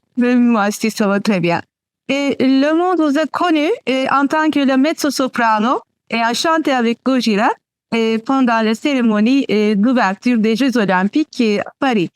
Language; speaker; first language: French; non-native, fluent; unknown